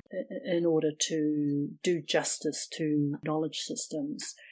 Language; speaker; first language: English; native; English